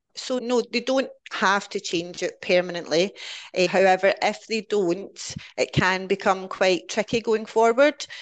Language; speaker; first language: English; native; English